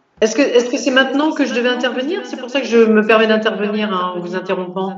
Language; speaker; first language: French; native; French